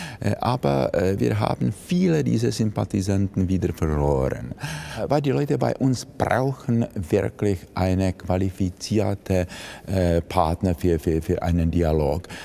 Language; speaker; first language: German; non-native, fluent; Czech